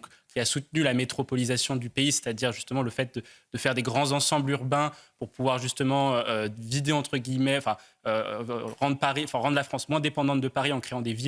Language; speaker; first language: French; native; French